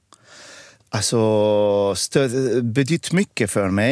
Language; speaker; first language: Swedish; non-native, local second language; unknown